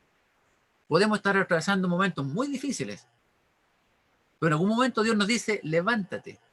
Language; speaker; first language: Spanish; native; Spanish